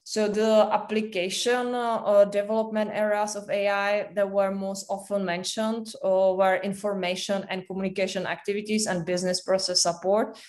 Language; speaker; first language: English; non-native, fluent; Czech